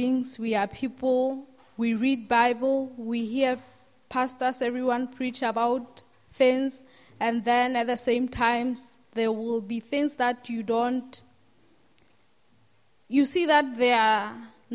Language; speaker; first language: English; non-native, local second language; Southern Sotho